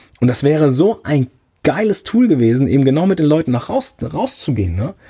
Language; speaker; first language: German; early bilingual, other home language; Italian